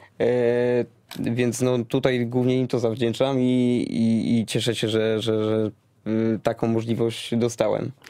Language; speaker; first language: Polish; native; Polish